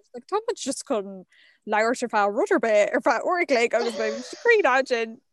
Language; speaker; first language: Irish; non-native, local second language; English